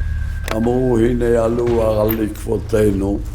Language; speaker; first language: Hebrew; non-native, fluent; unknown